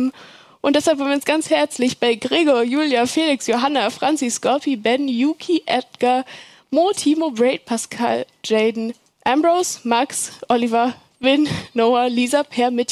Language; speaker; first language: German; native; German